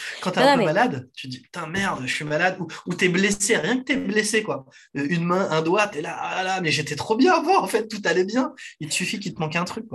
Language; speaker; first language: French; native; French